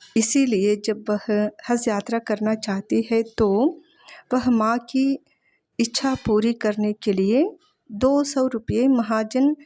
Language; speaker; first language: Hindi; non-native, local second language; Telugu